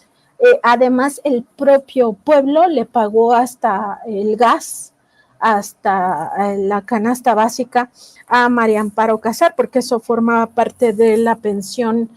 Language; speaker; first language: Spanish; native; Spanish